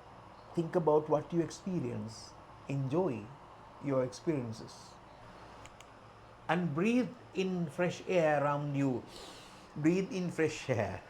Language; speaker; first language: English; non-native, local second language; Sinhala